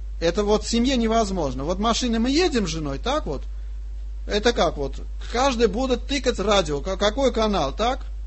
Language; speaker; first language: Russian; non-native, fluent; Armenian